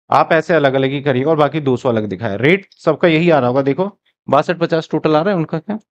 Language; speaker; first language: Hindi; native; Hindi